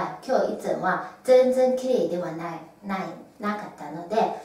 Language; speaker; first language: Japanese; non-native, fluent; Chinese